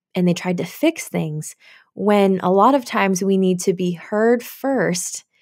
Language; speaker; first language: English; native; English